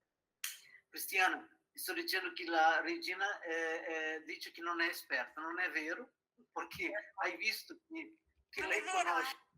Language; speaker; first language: Italian; non-native, fluent; Portuguese